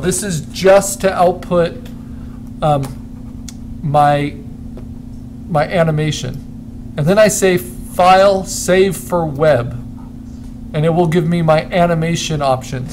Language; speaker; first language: English; native; English